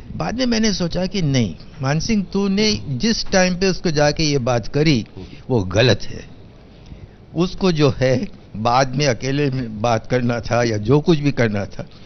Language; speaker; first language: Hindi; native; Hindi